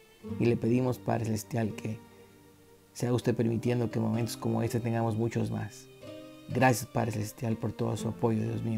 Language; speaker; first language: Spanish; native; Spanish